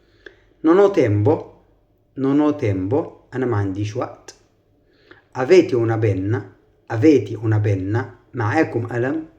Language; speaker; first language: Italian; non-native, fluent; Arabic